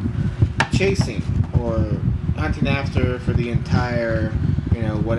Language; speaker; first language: English; native; English